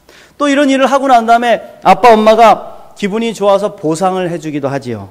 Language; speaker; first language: Korean; native; Korean